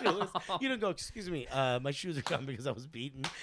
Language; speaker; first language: English; early bilingual, other home language; Spanish